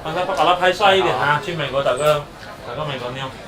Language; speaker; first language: Chinese; native; Chinese